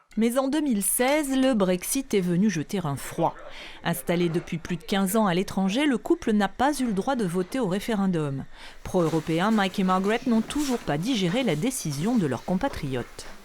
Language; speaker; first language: French; native; French